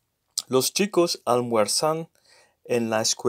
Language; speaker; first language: Spanish; non-native, learner; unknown